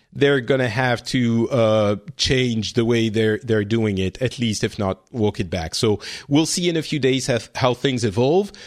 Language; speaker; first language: English; non-native, fluent; French